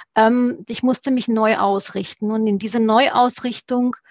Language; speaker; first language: German; early bilingual, other home language; Romanian